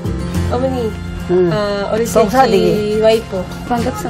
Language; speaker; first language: Korean; non-native, learner; Filipino